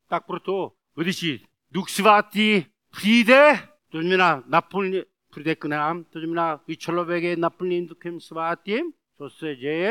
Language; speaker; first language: Czech; non-native, learner; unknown